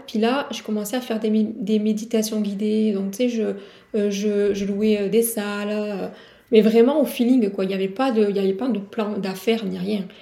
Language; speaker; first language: French; native; French